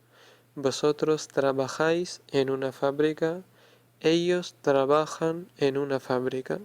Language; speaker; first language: Spanish; non-native, fluent; Urdu